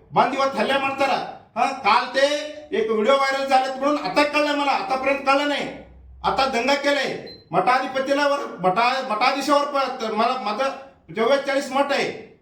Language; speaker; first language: Marathi; non-native, local second language; Kannada